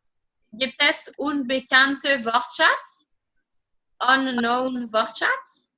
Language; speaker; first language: German; non-native, fluent; French